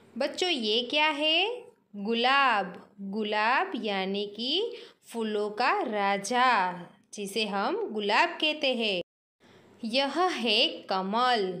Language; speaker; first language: Hindi; non-native, local second language; Gujarati